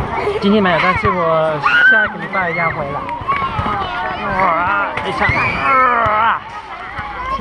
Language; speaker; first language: Chinese; non-native, learner; English